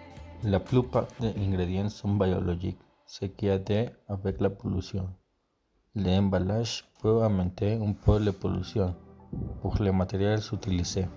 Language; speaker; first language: French; non-native, learner; Spanish